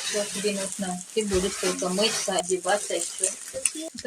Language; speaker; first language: Russian; non-native, fluent; Filipino